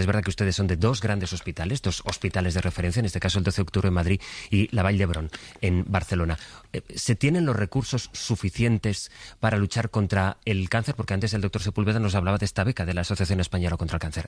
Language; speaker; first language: Spanish; native; Spanish